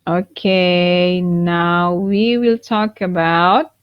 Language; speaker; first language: English; non-native, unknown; Indonesian